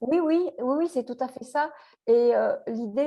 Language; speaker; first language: French; non-native, learner; Italian